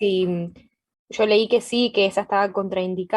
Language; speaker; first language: Spanish; native; Spanish